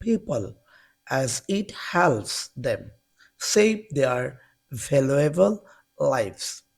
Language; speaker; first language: English; non-native, local second language; Bangla